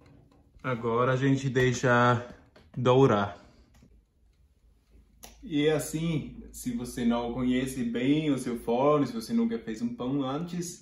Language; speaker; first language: Portuguese; non-native, fluent; German